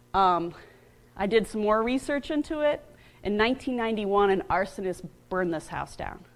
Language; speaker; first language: English; native; English